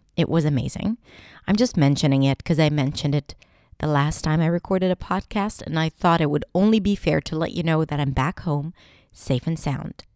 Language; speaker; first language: English; non-native, fluent; Hebrew